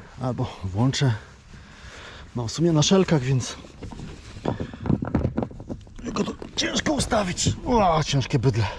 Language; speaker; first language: Polish; native; Polish